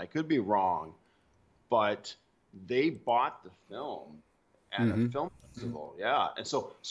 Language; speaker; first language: English; native; English